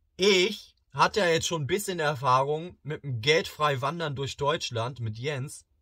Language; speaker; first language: German; early bilingual, other home language; Bosnian